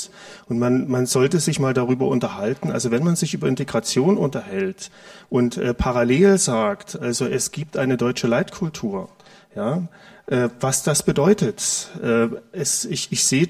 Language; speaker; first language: German; native; German